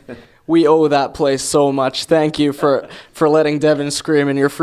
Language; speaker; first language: English; non-native, fluent; Finnish